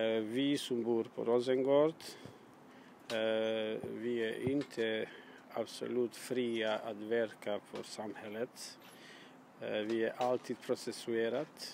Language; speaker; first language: Swedish; non-native, learner; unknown